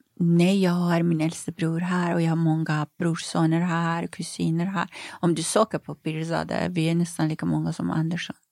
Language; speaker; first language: Swedish; non-native, fluent; Persian